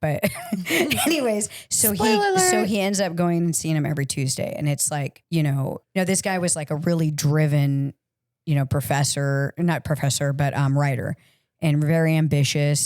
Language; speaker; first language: English; native; English